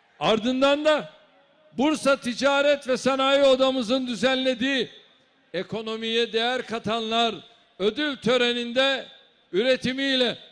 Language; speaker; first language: Turkish; native; Turkish